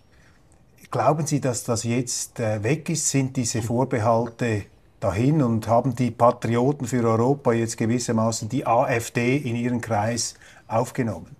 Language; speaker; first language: German; native; German